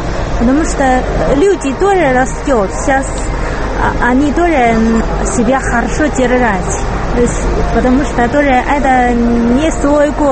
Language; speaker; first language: Russian; non-native, learner; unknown